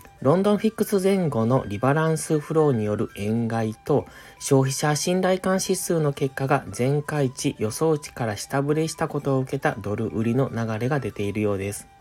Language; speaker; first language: Japanese; native; Japanese